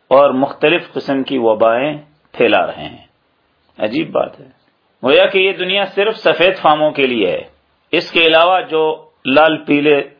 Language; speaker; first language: Urdu; native; Urdu